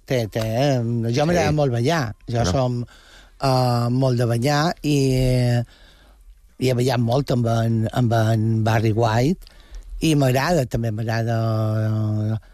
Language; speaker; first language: Catalan; non-native, local second language; Spanish